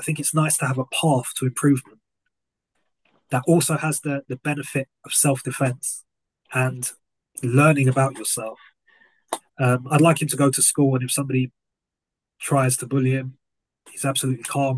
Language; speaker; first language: English; native; English